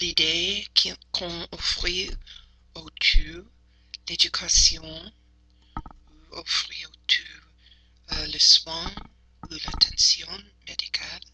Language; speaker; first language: French; non-native, learner; English